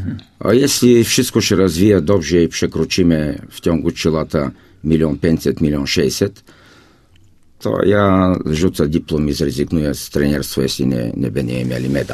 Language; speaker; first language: Polish; non-native, fluent; Bulgarian